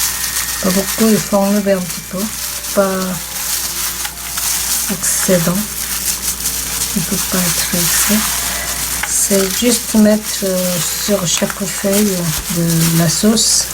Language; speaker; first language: French; non-native, fluent; Korean